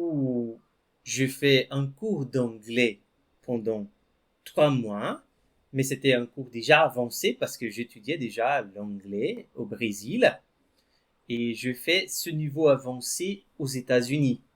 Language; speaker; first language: French; non-native, fluent; Portuguese